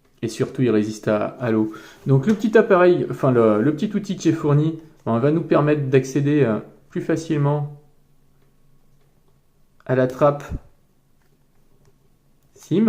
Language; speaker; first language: French; native; French